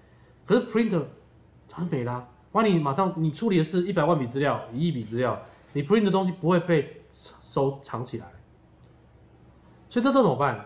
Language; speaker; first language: Chinese; native; Chinese